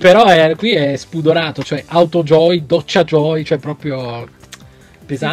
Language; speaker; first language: Italian; native; Italian